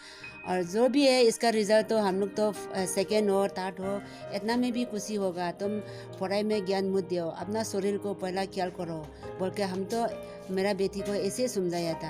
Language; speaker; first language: Hindi; non-native, local second language; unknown